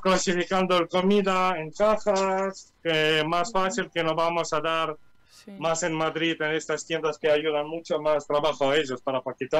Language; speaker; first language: Spanish; non-native, learner; Ukrainian